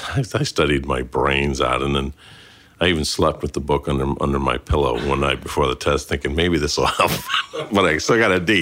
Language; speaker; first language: English; native; English